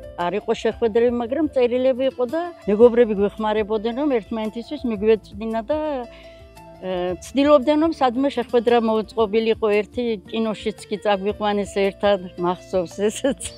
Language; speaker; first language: Georgian; native; Georgian